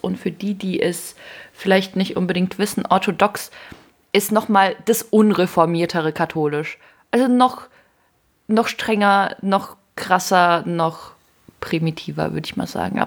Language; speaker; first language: German; early bilingual, other home language; Ukrainian